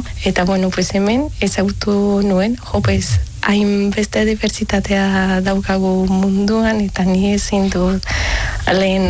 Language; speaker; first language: Basque; non-native, learner; Spanish